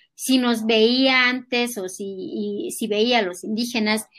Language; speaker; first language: Spanish; non-native, local second language; Nahuatl languages